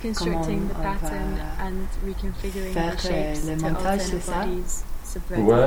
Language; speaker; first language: French; non-native, learner; English